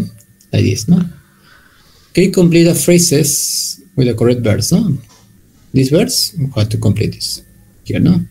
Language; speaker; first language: English; non-native, learner; Spanish